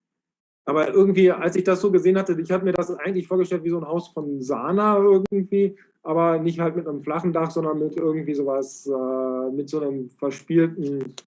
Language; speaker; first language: German; native; German